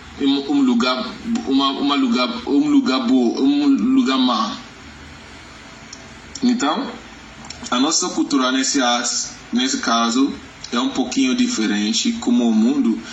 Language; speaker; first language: Portuguese; non-native, learner; Yoruba